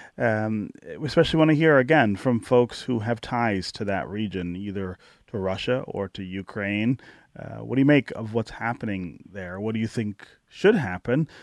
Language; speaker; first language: English; native; English